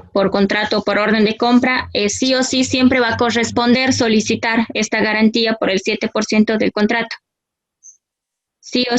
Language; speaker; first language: Spanish; native; Spanish